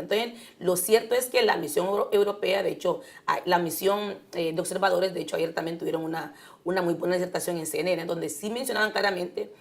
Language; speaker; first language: Spanish; native; Spanish